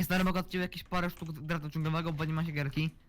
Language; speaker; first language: Polish; native; Polish